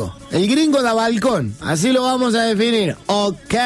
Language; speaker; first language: Spanish; native; Spanish